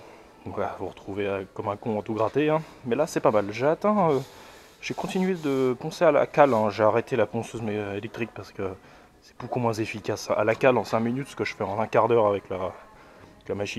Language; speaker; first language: French; native; French